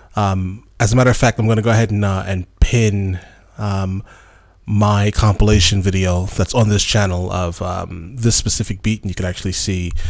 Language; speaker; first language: English; native; English